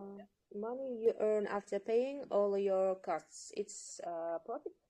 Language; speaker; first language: English; non-native, learner; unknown